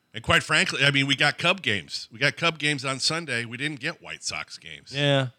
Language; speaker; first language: English; native; English